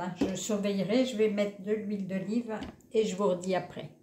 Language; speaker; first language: French; native; French